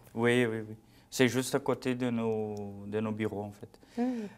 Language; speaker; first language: French; non-native, fluent; Portuguese